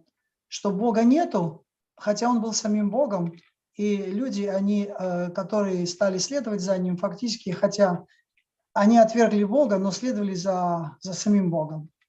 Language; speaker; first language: Russian; native; Russian